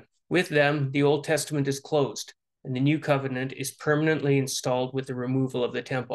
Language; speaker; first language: English; native; English